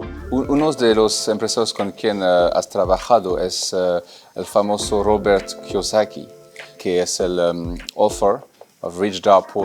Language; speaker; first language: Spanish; non-native, fluent; French